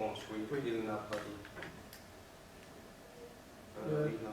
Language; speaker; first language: French; non-native, learner; Dutch